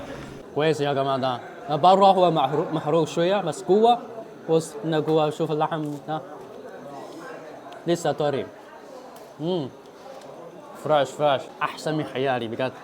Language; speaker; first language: Arabic; non-native, fluent; Chinese